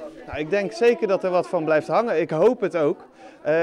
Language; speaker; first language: Dutch; native; Dutch